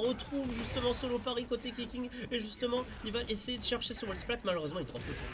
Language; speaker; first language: French; native; French